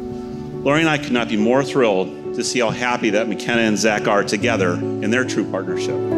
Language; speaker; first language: English; native; English